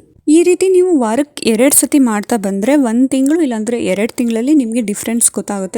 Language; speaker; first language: Kannada; native; Kannada